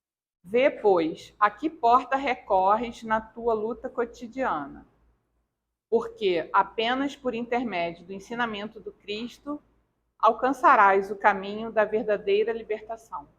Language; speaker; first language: Portuguese; native; Portuguese